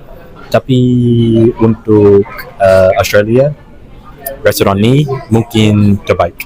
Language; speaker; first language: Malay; non-native, fluent; English